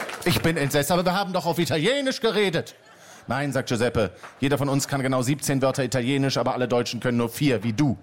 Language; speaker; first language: German; native; German